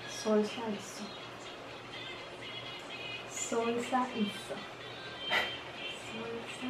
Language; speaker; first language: Korean; non-native, learner; Spanish